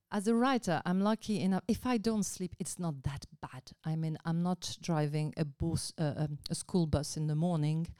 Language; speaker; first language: English; non-native, fluent; French